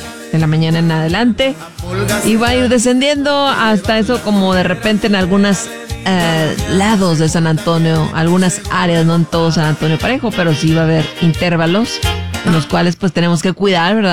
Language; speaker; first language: Spanish; native; Spanish